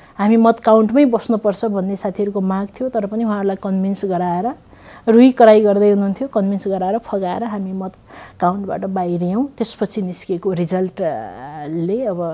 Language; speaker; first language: Nepali; native; Nepali